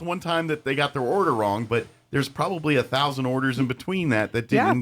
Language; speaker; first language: English; native; English